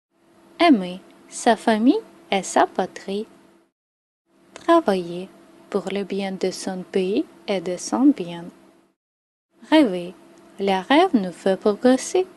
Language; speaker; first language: French; non-native, learner; Ukrainian